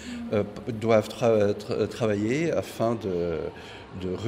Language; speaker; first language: French; non-native, fluent; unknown